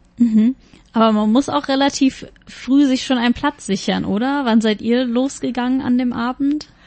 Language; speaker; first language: German; native; German